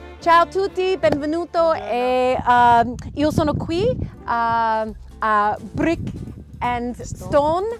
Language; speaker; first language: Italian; non-native, learner; English